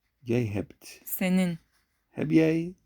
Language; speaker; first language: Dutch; non-native, learner; Turkish